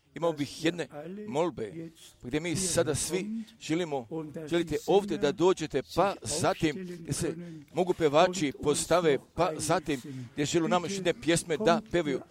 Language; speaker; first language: Croatian; early bilingual, heritage; Serbian